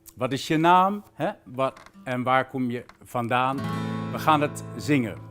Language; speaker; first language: Dutch; native; Dutch